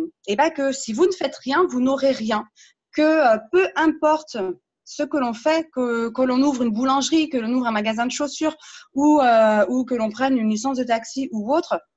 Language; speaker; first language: French; native; French